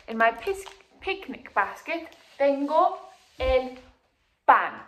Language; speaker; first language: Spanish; non-native, fluent; English